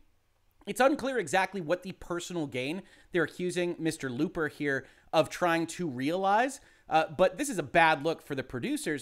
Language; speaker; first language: English; native; English